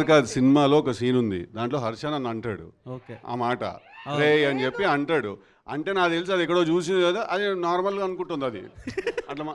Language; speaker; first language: Telugu; native; Telugu